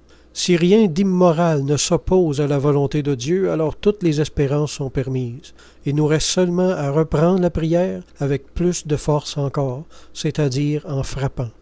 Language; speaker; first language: French; native; French